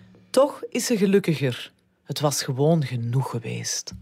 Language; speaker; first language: Dutch; native; Dutch